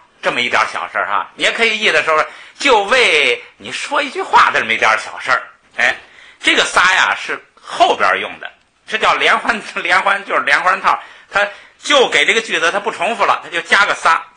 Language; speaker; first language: Chinese; native; Chinese